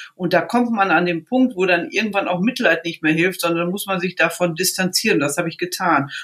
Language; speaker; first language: German; native; German